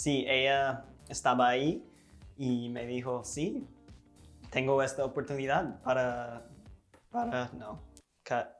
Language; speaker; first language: Spanish; non-native, fluent; English